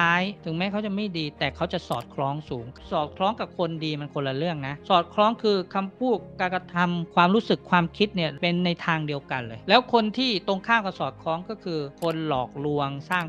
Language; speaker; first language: Thai; native; Thai